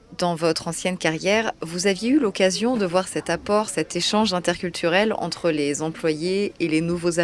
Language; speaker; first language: French; native; French